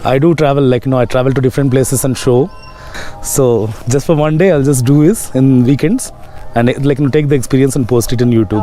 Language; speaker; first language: English; non-native, local second language; Telugu